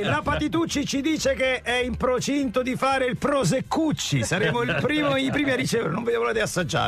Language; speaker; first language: Italian; native; Italian